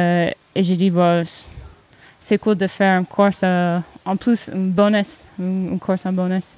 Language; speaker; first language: French; non-native, learner; English